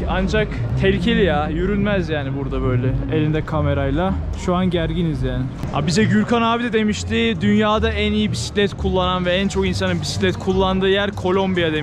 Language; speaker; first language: Turkish; native; Turkish